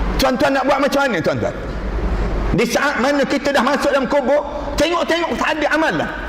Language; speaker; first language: Malay; native; Malay